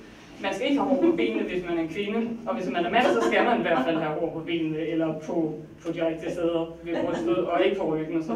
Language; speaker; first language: Danish; native; Danish